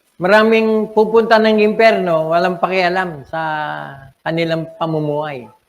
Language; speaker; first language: Filipino; non-native, local second language; Cebuano